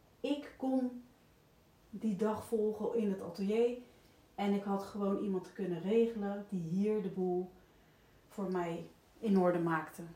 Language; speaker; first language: Dutch; native; Dutch